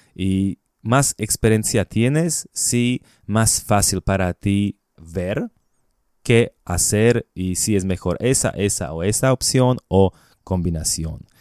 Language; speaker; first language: Spanish; non-native, fluent; Slovak